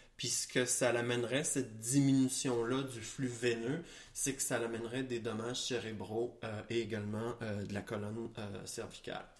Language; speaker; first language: French; native; French